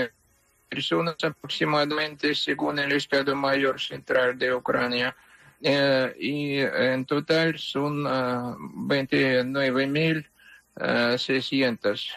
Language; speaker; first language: Spanish; non-native, fluent; Ukrainian